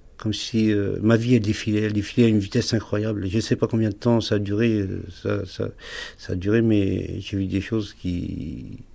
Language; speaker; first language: French; early bilingual, other home language; Arabic